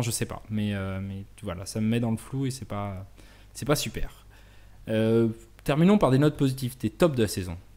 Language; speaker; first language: French; native; French